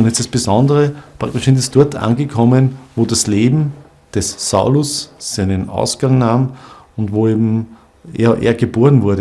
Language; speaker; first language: German; native; German